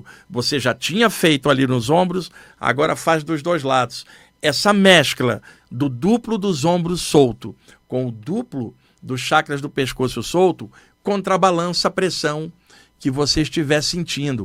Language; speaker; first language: Portuguese; native; Portuguese